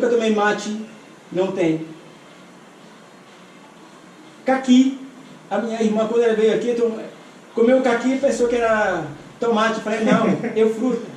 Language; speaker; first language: Portuguese; non-native, fluent; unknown